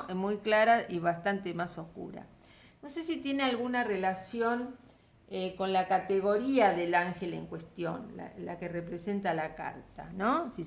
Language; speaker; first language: Spanish; native; Spanish